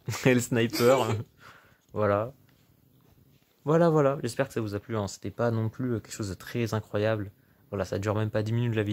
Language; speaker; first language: French; native; French